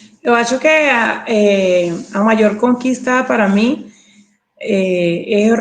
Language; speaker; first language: Portuguese; non-native, learner; Spanish